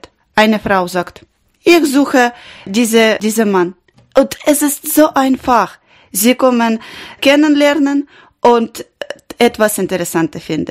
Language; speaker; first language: German; non-native, learner; Ukrainian